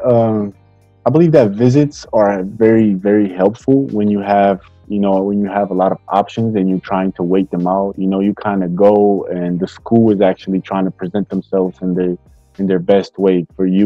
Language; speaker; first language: English; non-native, fluent; Bulgarian